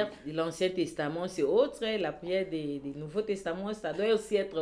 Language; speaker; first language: French; non-native, local second language; Lingala